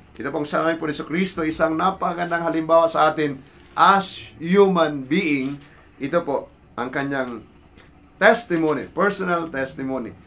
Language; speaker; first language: Filipino; non-native, local second language; Cebuano